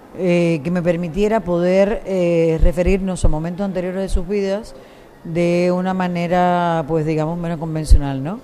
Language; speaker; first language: Spanish; native; Spanish